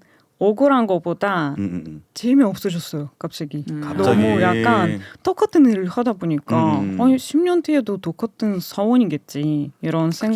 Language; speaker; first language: Korean; non-native, fluent; Russian